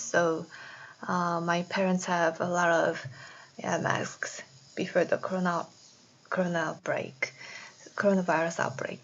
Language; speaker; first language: English; non-native, fluent; Korean